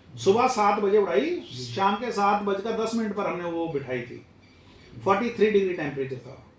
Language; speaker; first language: Hindi; non-native, local second language; Punjabi